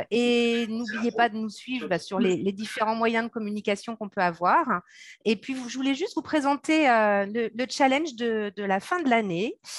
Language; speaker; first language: French; native; French